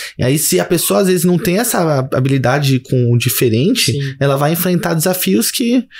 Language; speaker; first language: Portuguese; native; Portuguese